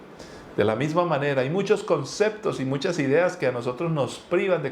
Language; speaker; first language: Spanish; native; Spanish